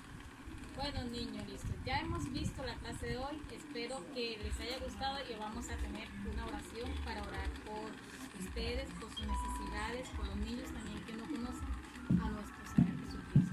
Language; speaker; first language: Spanish; native; Spanish